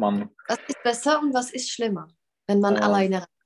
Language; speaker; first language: German; non-native, fluent; Czech